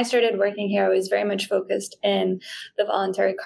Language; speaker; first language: English; non-native, fluent; Spanish